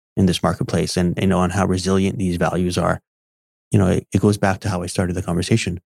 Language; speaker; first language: English; early bilingual, other home language; Arabic